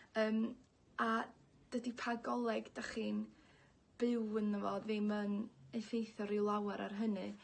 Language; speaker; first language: Welsh; native; Welsh